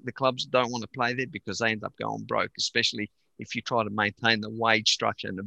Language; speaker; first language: English; native; English